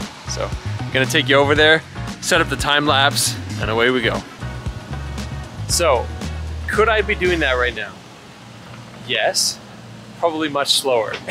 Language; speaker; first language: English; native; English